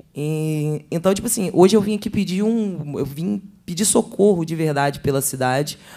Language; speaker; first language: Portuguese; native; Portuguese